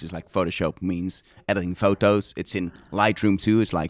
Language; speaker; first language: English; non-native, fluent; Dutch